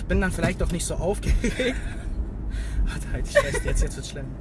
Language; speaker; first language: German; early bilingual, other home language; Bosnian